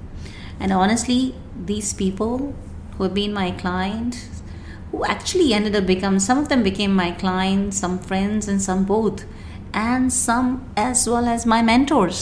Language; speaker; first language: English; non-native, local second language; Hindi